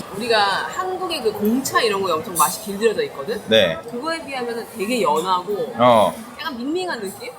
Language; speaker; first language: Korean; native; Korean